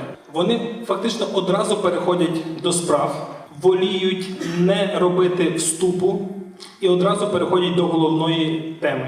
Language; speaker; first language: Ukrainian; native; Ukrainian